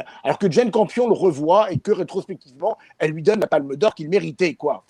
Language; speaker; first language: French; native; French